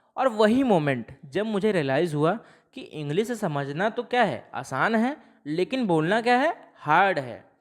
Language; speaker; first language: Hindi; non-native, local second language; Bhojpuri